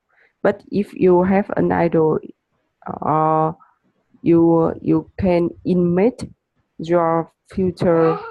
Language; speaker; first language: English; non-native, learner; Vietnamese